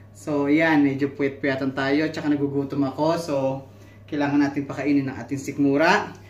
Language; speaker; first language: Filipino; native; Filipino